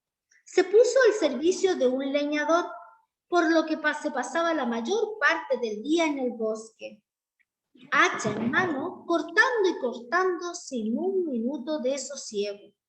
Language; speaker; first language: Spanish; native; Spanish